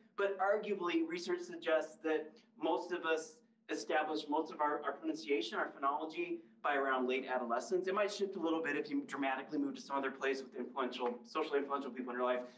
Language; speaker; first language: English; native; English